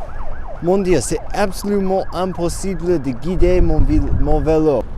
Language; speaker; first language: French; non-native, learner; English